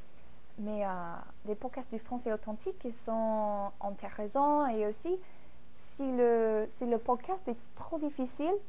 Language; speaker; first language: French; non-native, fluent; English